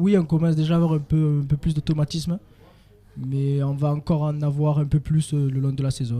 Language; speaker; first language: French; native; French